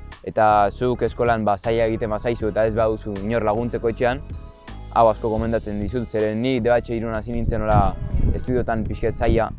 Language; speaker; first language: Basque; non-native, local second language; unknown